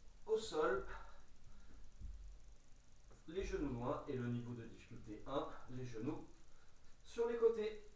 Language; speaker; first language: French; native; French